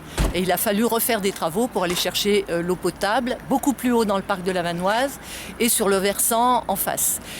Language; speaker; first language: French; native; French